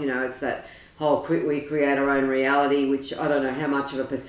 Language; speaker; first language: English; native; English